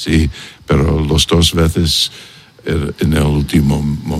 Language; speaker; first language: Spanish; non-native, learner; English